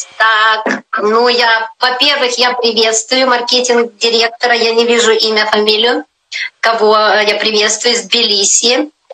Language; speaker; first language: Russian; native; Russian